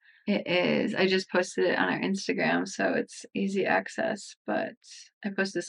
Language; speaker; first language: English; native; English